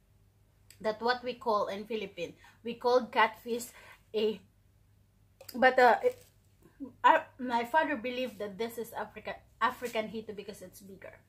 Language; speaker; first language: English; non-native, local second language; Filipino